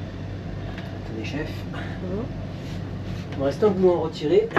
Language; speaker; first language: French; native; French